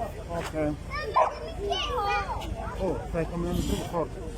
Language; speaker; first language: Italian; non-native, fluent; French